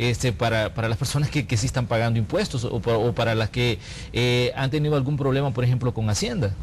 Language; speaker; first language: Spanish; native; Spanish